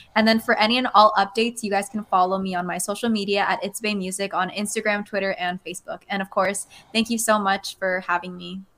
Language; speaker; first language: English; native; English